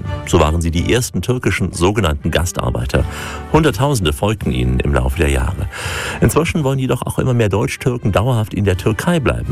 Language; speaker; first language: German; native; German